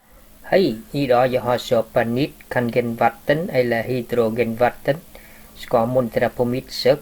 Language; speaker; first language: Swedish; non-native, learner; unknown